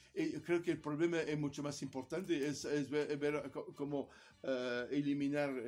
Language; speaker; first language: Spanish; non-native, fluent; Italian